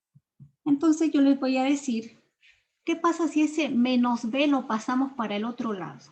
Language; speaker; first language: Spanish; native; Spanish